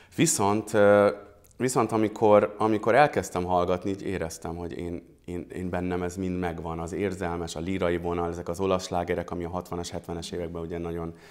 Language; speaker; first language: Hungarian; early bilingual, other home language; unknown